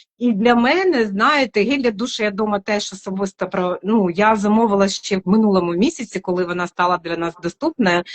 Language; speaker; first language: Ukrainian; non-native, local second language; Russian